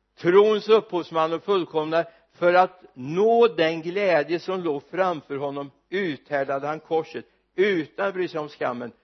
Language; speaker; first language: Swedish; native; Swedish